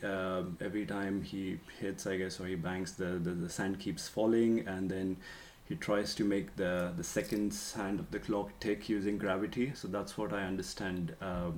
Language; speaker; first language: English; non-native, local second language; Marathi